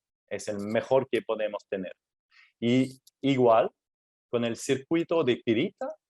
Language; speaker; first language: Spanish; non-native, fluent; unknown